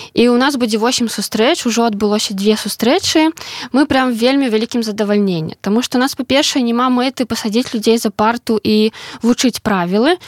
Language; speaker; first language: Belarusian; non-native, local second language; Russian